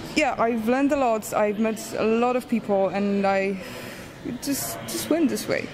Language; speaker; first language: English; non-native, fluent; Polish